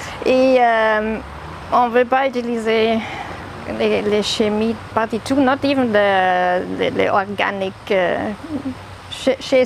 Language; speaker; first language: French; non-native, learner; German